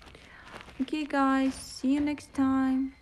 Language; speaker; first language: English; non-native, learner; Russian